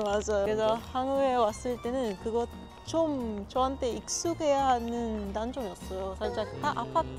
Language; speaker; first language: Korean; non-native, learner; Papiamento